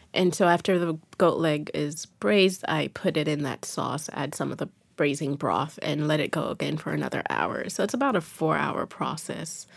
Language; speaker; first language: English; non-native, local second language; Yoruba